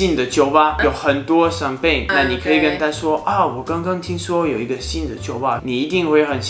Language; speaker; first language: Chinese; non-native, fluent; French